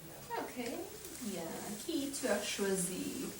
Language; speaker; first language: French; non-native, fluent; English